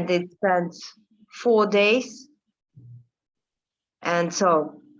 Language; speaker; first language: English; non-native, learner; Russian